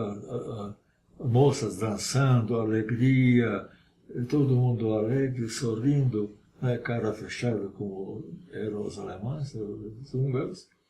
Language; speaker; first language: Portuguese; non-native, fluent; Hungarian